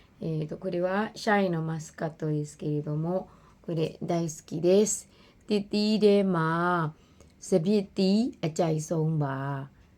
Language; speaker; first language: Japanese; non-native, fluent; Burmese